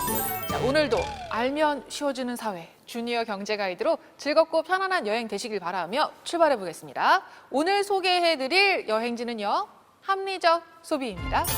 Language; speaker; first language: Korean; native; Korean